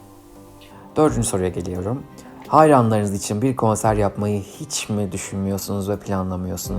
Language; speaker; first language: Turkish; native; Turkish